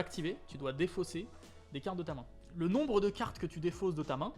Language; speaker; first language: French; native; French